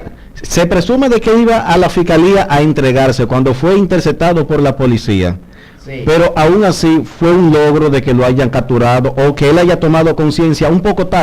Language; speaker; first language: Spanish; native; Spanish